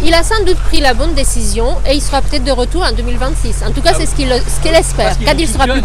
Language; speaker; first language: French; native; French